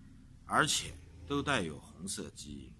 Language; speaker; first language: Chinese; native; Chinese